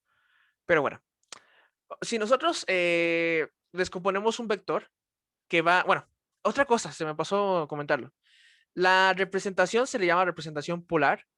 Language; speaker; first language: Spanish; native; Spanish